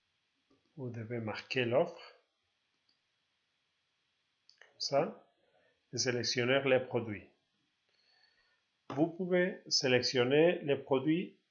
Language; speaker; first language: French; non-native, learner; Spanish